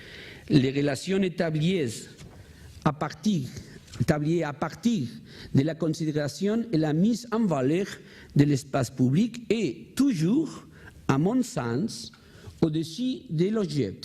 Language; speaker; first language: French; non-native, learner; Spanish